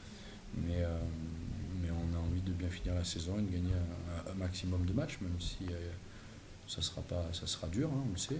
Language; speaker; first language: French; native; French